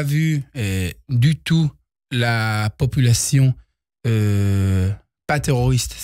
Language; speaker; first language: French; early bilingual, heritage; Hebrew